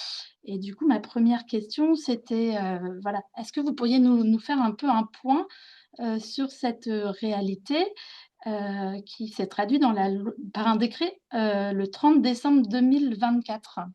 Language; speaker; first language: French; native; French